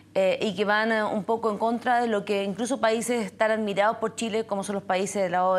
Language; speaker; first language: Spanish; native; Spanish